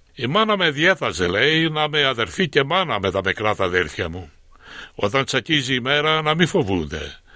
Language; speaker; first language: Greek; native; Greek